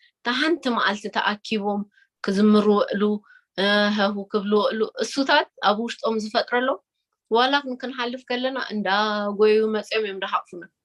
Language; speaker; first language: Tigrinya; early bilingual, heritage; Tigrinya